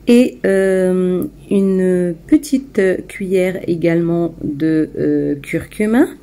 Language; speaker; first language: French; non-native, local second language; Arabic